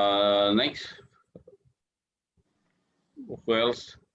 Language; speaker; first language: English; non-native, learner; Indonesian